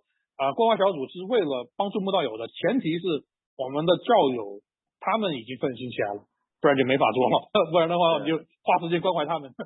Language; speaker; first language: Chinese; native; Chinese